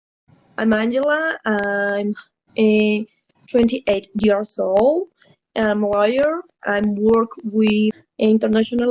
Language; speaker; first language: English; non-native, learner; Spanish